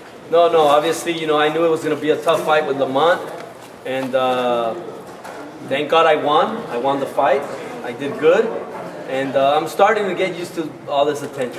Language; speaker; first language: English; early bilingual, other home language; Spanish